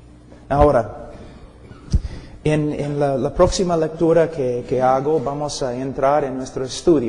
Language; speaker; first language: Spanish; non-native, fluent; English